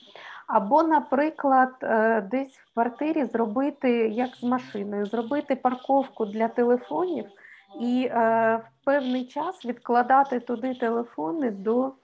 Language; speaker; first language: Ukrainian; native; Ukrainian